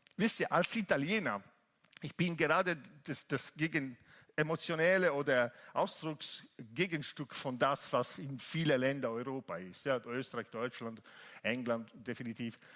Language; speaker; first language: German; non-native, fluent; Italian